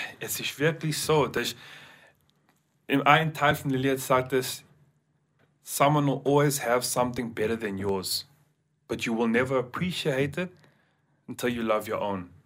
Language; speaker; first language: German; non-native, learner; English